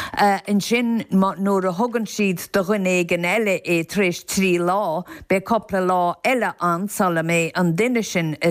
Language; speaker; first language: Irish; native; Irish